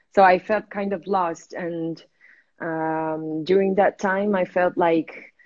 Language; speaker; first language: English; non-native, fluent; Italian